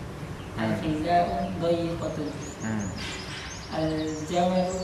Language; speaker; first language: Arabic; non-native, learner; Indonesian